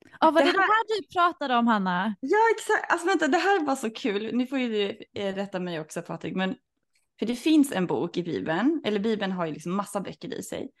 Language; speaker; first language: Swedish; native; Swedish